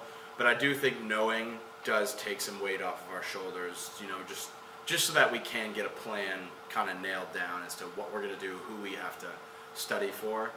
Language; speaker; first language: English; native; English